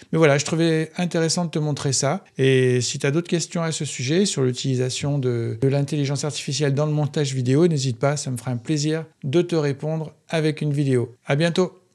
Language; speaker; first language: French; native; French